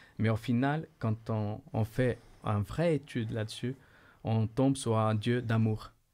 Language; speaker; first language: French; non-native, fluent; Portuguese